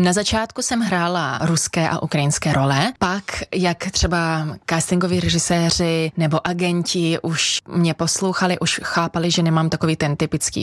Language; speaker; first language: Czech; non-native, fluent; Russian